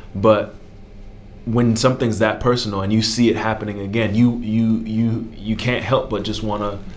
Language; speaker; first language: English; native; English